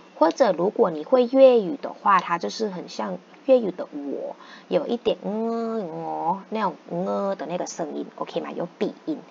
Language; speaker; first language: Chinese; non-native, fluent; Thai